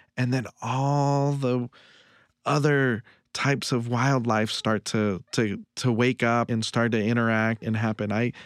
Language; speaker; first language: English; native; English